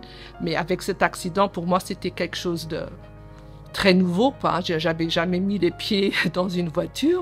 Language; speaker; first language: French; early bilingual, other home language; Portuguese